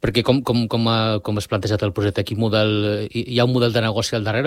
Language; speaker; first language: Catalan; native; Catalan